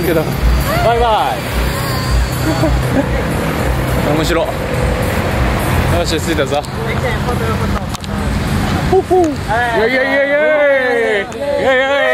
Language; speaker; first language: Japanese; native; Japanese